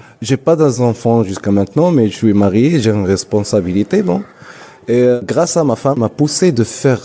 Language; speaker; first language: French; non-native, local second language; Arabic